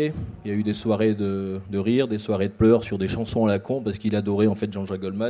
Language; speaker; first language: French; native; French